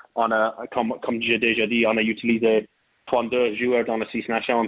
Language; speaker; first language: French; non-native, learner; English